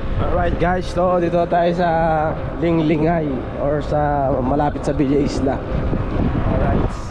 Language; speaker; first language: Filipino; native; Filipino